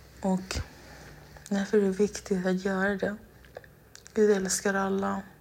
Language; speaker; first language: Swedish; non-native, local second language; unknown